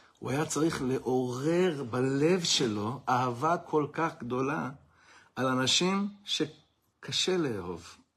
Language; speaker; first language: Hebrew; non-native, fluent; English